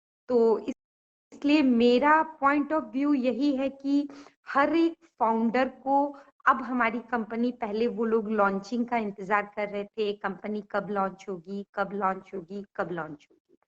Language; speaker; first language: Hindi; native; Hindi